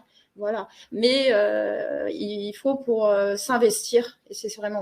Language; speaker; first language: French; native; French